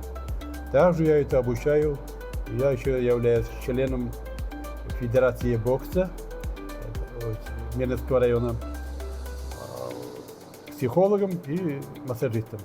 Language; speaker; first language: Russian; non-native, local second language; Tatar